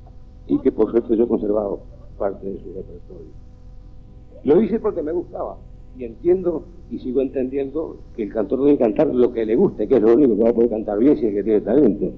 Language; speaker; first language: Spanish; native; Spanish